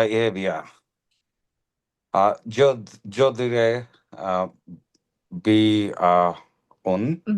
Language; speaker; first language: French; non-native, learner; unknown